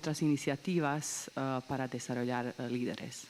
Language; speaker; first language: Spanish; non-native, learner; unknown